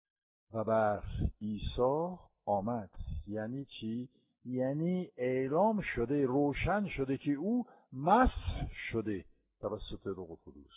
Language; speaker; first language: Persian; non-native, fluent; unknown